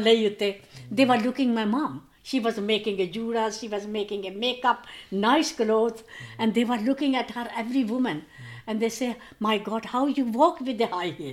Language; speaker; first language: English; non-native, local second language; Punjabi